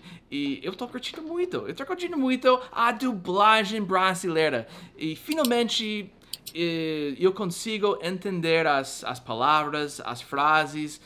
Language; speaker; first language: Portuguese; non-native, fluent; English